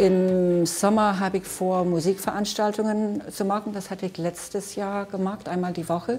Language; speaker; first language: German; non-native, fluent; English